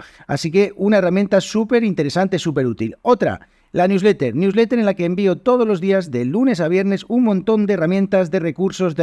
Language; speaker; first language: Spanish; native; Spanish